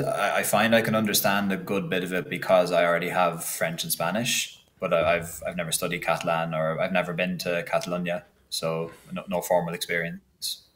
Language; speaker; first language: English; native; English